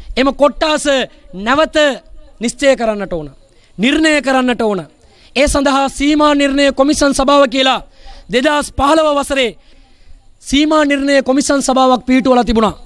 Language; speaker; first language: Sinhala; non-native, local second language; Tamil